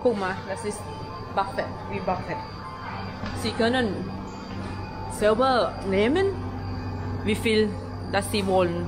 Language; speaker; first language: German; non-native, learner; Thai